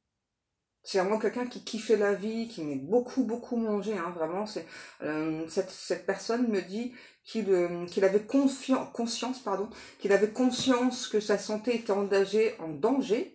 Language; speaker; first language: French; native; French